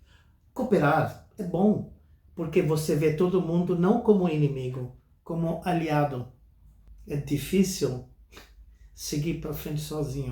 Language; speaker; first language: Portuguese; non-native, fluent; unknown